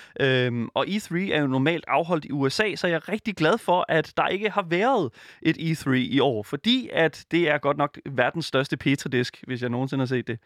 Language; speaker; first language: Danish; native; Danish